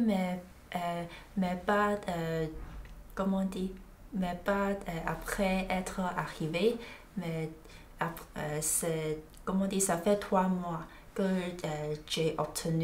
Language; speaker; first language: French; non-native, learner; Chinese